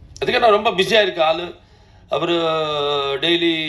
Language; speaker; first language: Tamil; non-native, learner; Telugu